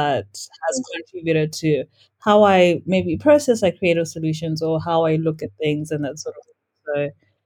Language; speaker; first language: English; non-native, local second language; Shona